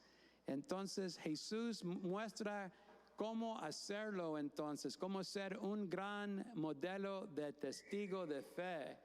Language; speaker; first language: Spanish; non-native, fluent; English